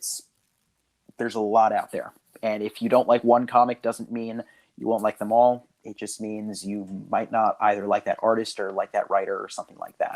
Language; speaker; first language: English; native; English